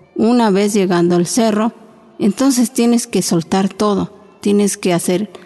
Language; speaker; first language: Spanish; non-native, local second language; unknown